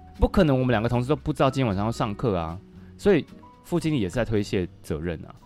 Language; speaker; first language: Chinese; native; Chinese